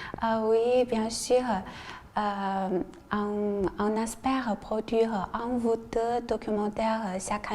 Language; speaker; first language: French; non-native, learner; Chinese